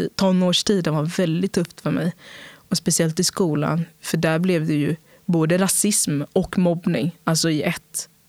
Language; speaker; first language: Swedish; early bilingual, other home language; Portuguese